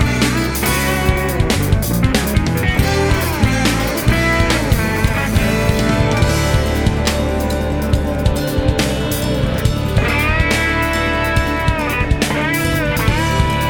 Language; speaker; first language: English; native; English